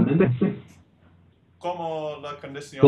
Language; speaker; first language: Spanish; non-native, learner; English